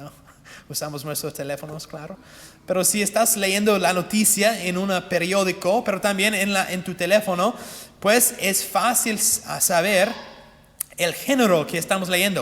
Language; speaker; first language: Spanish; non-native, fluent; English